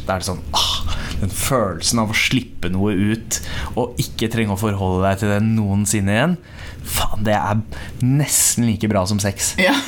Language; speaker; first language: Norwegian; early bilingual, other home language; Punjabi